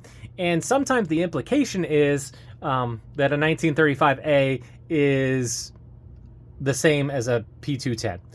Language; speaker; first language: English; native; English